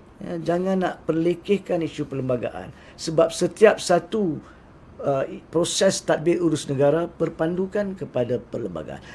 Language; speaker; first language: Malay; native; Malay